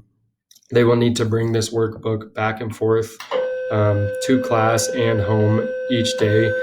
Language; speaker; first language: English; native; English